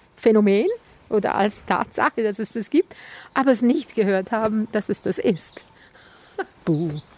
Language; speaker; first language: German; non-native, local second language; Romansh